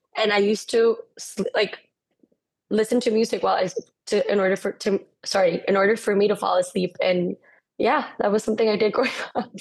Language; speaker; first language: English; non-native, fluent; Spanish